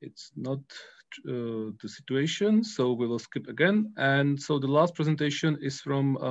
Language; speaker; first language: English; non-native, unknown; Czech